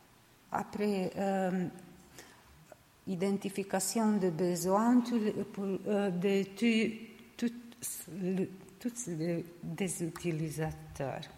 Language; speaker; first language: French; non-native, learner; Serbian